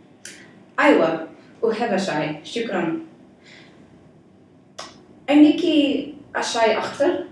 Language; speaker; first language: Arabic; non-native, learner; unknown